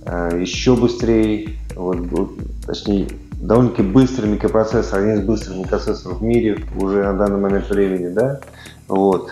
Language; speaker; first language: Russian; native; Russian